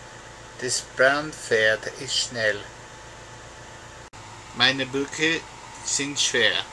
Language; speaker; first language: German; non-native, learner; English